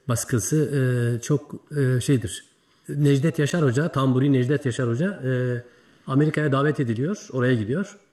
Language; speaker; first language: Turkish; native; Turkish